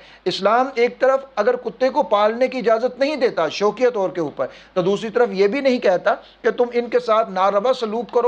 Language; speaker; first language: Urdu; native; Urdu